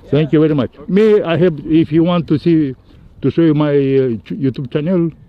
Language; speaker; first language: English; non-native, learner; Romanian